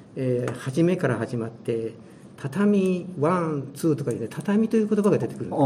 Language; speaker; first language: Japanese; native; Japanese